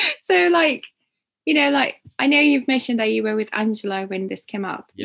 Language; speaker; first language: English; non-native, local second language; Ganda